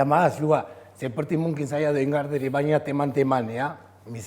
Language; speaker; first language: Indonesian; non-native, fluent; Spanish